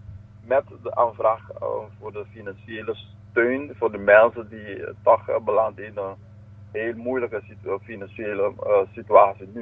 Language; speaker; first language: Dutch; non-native, local second language; Papiamento